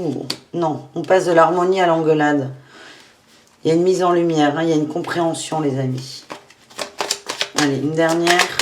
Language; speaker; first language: French; native; French